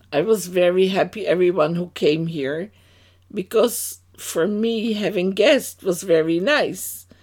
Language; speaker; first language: English; non-native, fluent; Dutch